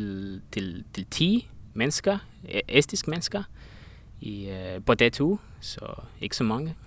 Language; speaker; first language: Danish; non-native, learner; Estonian